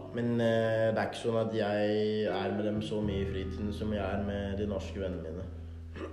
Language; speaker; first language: Norwegian; early bilingual, other home language; Thai